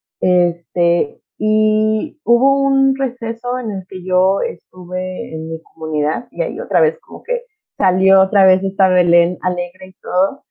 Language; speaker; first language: Spanish; non-native, local second language; Nahuatl languages